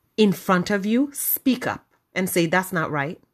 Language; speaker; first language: English; non-native, local second language; Wolof